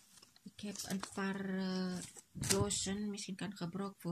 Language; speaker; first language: Dutch; non-native, local second language; Indonesian